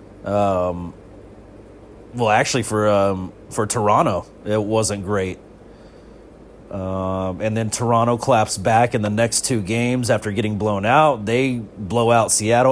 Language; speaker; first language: English; native; English